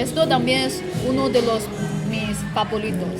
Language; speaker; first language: Spanish; non-native, fluent; Chinese